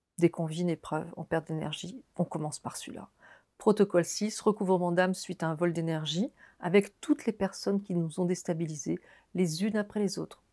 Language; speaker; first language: French; native; French